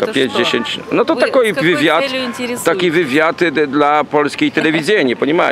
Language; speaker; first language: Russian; non-native, learner; Polish